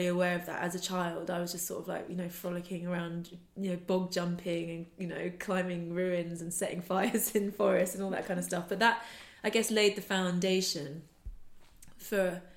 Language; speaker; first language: English; native; English